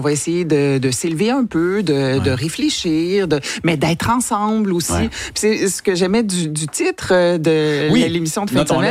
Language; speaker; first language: French; native; French